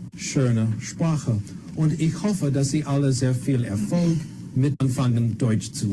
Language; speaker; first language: German; non-native, fluent; English